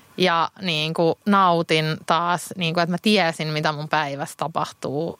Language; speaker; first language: Finnish; non-native, local second language; Swedish